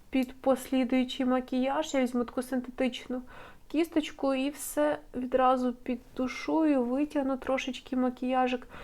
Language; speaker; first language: Ukrainian; non-native, local second language; Russian